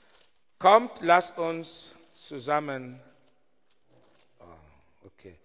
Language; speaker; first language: German; non-native, learner; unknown